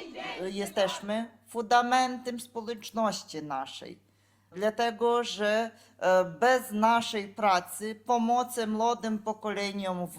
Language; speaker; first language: Polish; non-native, fluent; Ukrainian